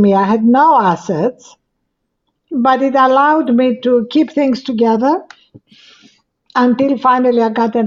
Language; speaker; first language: English; non-native, fluent; Greek